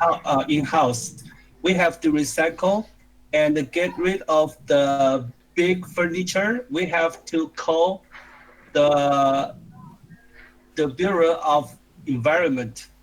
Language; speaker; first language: English; non-native, learner; Chinese